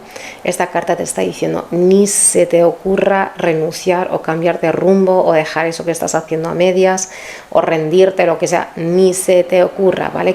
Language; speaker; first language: Spanish; native; Spanish